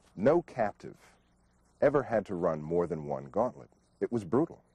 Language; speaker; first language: English; native; English